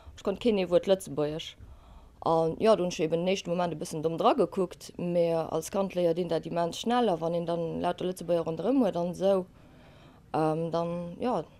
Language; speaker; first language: Luxembourgish; early bilingual, other home language; Italian